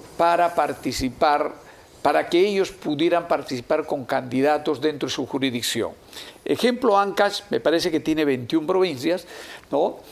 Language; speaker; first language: Spanish; native; Spanish